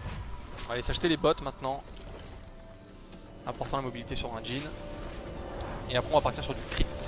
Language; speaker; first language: French; native; French